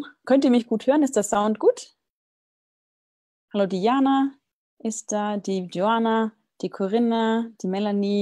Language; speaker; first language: German; native; German